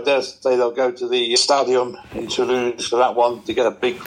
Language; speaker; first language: English; native; English